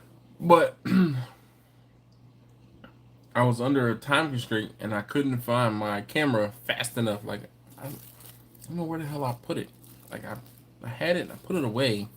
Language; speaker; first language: English; native; English